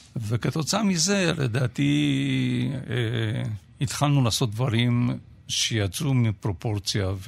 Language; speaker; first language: Hebrew; non-native, fluent; Romanian